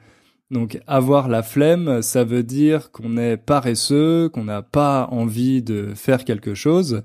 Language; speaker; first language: French; native; French